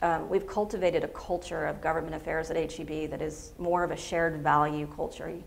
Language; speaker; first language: English; native; English